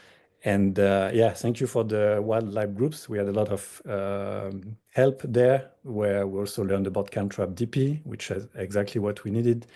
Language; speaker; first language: English; non-native, fluent; French